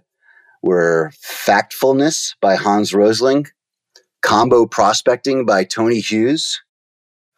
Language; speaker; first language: English; native; English